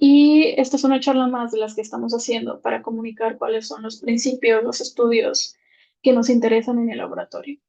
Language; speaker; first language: Spanish; native; Spanish